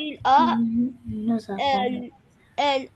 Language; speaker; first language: French; non-native, learner; Arabic